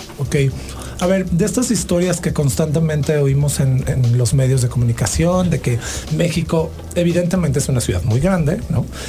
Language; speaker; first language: Spanish; native; Spanish